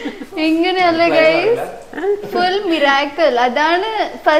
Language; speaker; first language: Malayalam; non-native, learner; Tamil